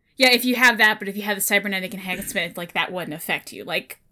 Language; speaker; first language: English; native; English